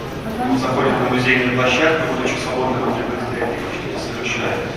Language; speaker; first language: Russian; native; Russian